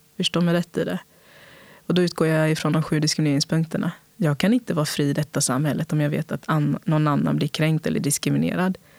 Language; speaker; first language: Swedish; early bilingual, other home language; Portuguese